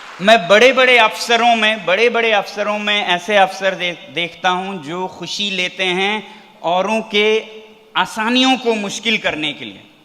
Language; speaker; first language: Hindi; non-native, local second language; Ladakhi